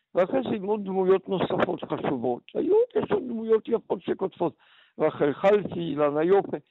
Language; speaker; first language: Hebrew; early bilingual, other home language; Polish